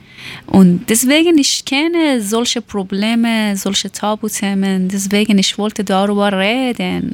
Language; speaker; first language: German; non-native, learner; Persian